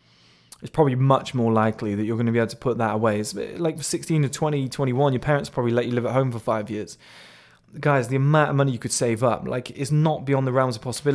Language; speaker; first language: English; native; English